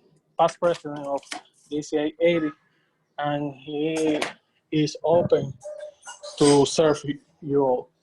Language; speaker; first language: English; non-native, learner; Spanish